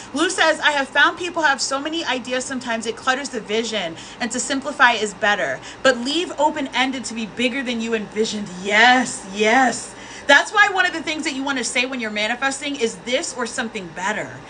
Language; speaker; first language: English; native; English